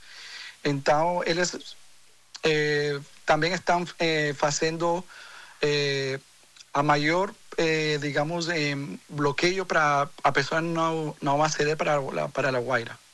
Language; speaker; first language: Portuguese; non-native, fluent; Spanish